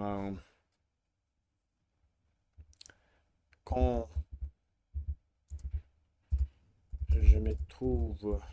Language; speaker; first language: French; non-native, learner; Russian